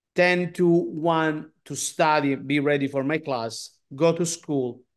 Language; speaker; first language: English; non-native, learner; Italian